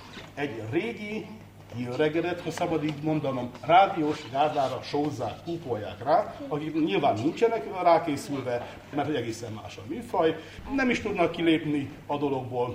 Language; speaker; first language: Hungarian; native; Hungarian